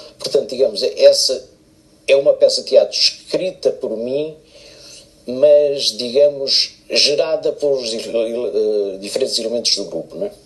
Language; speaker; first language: Portuguese; native; Portuguese